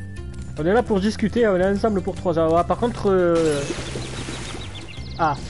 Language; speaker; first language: French; native; French